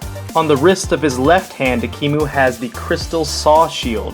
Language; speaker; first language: English; native; English